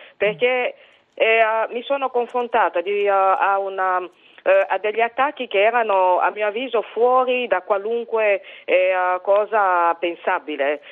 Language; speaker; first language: Italian; non-native, fluent; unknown